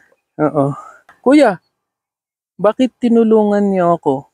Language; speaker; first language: Filipino; non-native, learner; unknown